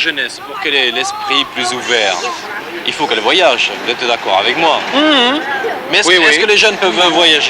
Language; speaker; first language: French; native; French